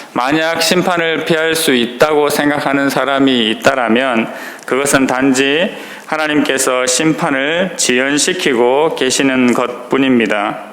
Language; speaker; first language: Korean; native; Korean